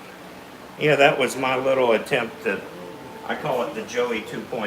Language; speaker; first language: English; native; English